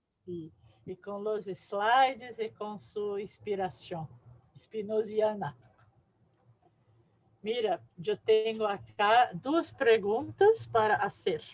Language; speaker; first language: Spanish; non-native, learner; Portuguese